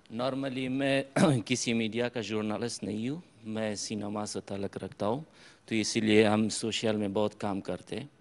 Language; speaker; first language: Hindi; non-native, fluent; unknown